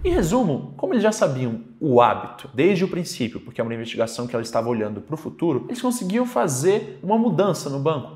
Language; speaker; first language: Portuguese; native; Portuguese